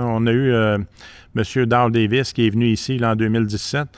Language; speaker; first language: French; native; French